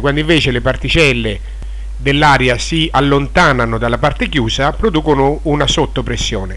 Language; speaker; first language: Italian; native; Italian